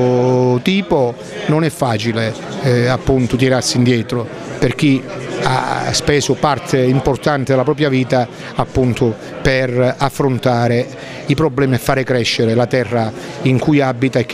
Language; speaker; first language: Italian; native; Italian